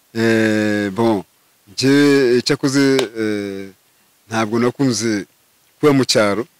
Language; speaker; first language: Kinyarwanda; native; Kinyarwanda